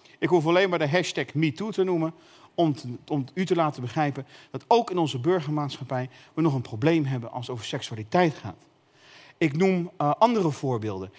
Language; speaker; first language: Dutch; native; Dutch